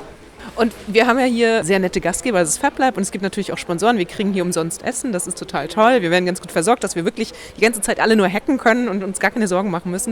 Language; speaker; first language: German; native; German